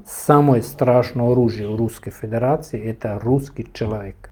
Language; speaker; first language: Russian; non-native, fluent; Serbian